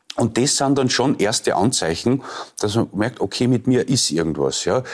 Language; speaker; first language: German; native; German